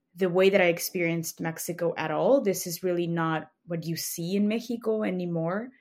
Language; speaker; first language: English; non-native, fluent; Spanish